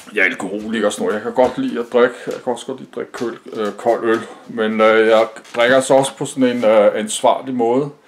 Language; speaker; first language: Danish; native; Danish